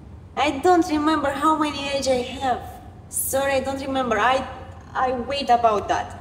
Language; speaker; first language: English; non-native, learner; Romanian